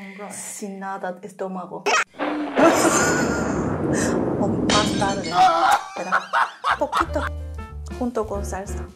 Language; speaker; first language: Spanish; non-native, learner; Korean